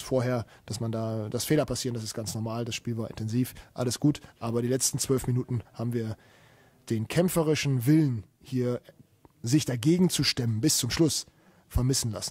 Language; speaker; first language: German; native; German